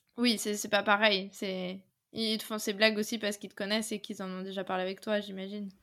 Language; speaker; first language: French; native; French